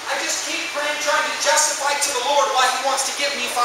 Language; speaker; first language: English; native; English